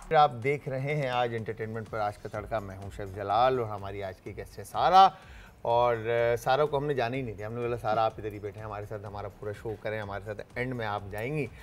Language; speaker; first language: Urdu; native; Urdu